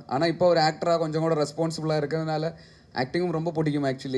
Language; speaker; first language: Tamil; non-native, learner; Malayalam